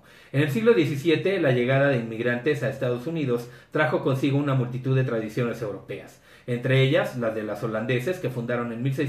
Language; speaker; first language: Spanish; native; Spanish